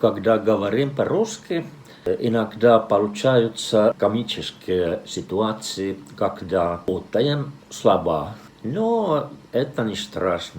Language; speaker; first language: Russian; non-native, fluent; Finnish